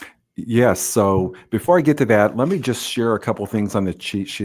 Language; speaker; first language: English; native; English